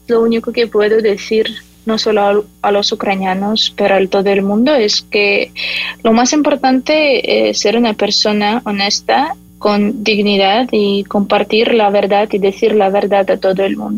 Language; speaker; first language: Spanish; non-native, fluent; Ukrainian